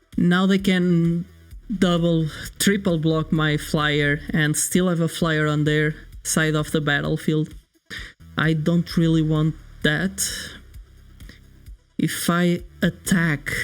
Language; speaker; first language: English; non-native, fluent; Portuguese